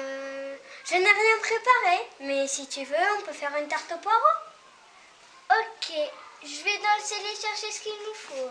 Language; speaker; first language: French; native; French